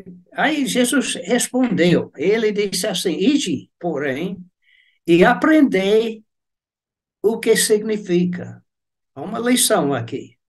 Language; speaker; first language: Portuguese; non-native, fluent; English